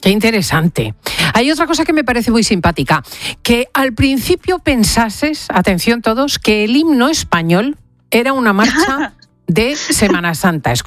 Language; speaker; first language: Spanish; native; Spanish